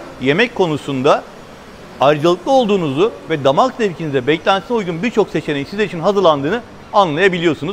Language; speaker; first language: Turkish; native; Turkish